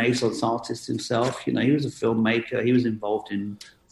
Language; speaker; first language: English; native; English